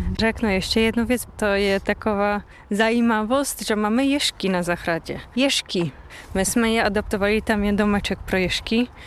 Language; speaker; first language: Czech; non-native, fluent; Polish